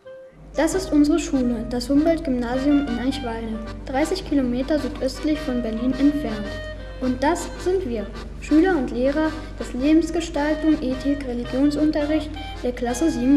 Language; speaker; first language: German; native; German